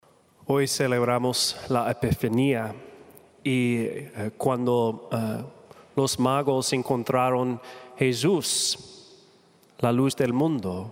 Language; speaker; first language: Spanish; non-native, fluent; English